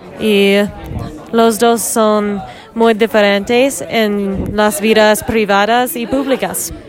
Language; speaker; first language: Spanish; non-native, learner; English